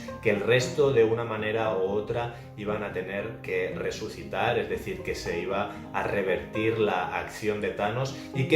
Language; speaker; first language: Spanish; native; Spanish